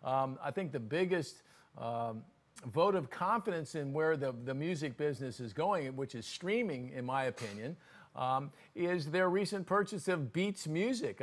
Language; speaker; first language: English; native; English